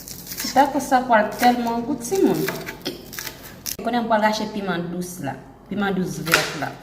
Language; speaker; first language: French; early bilingual, heritage; Haitian Creole